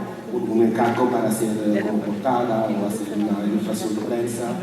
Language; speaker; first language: Spanish; non-native, learner; Italian